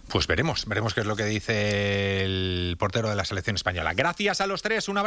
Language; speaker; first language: Spanish; native; Spanish